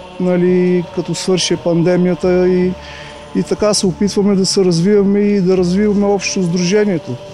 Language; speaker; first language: Bulgarian; native; Bulgarian